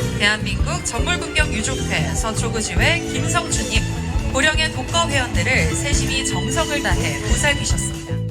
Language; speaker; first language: Korean; native; Korean